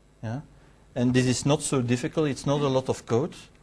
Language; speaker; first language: English; non-native, fluent; Dutch